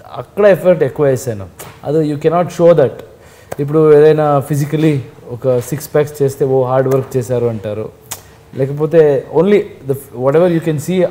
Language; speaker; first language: Telugu; non-native, fluent; Kannada